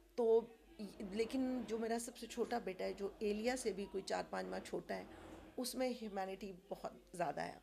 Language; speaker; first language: Urdu; native; Urdu